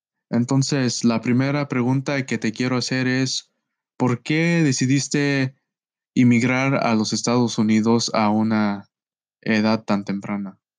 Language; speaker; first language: Spanish; early bilingual, heritage; Spanish